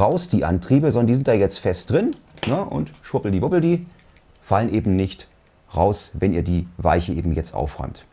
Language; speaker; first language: German; native; German